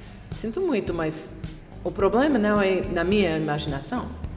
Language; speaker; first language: Portuguese; non-native, fluent; English